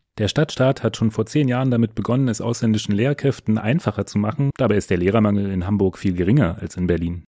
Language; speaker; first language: German; native; German